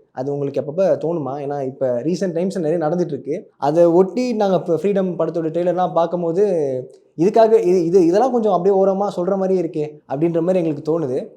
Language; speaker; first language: Tamil; native; Tamil